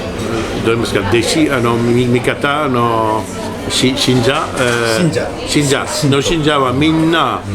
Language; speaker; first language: Japanese; non-native, learner; French